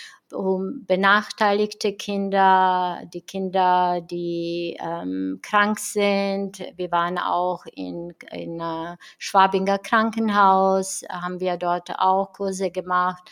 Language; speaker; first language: German; non-native, fluent; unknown